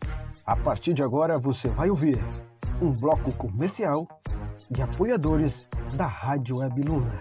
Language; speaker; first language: Portuguese; native; Portuguese